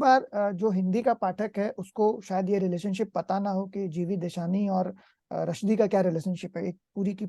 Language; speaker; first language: Hindi; native; Hindi